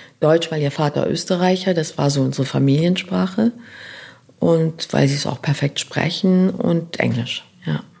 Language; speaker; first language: German; non-native, local second language; French